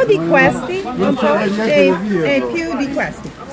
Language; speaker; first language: Italian; non-native, learner; English